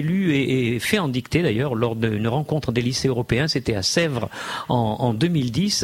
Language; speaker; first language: French; native; French